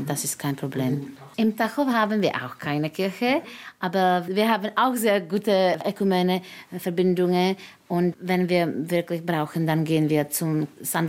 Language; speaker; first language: German; non-native, fluent; Czech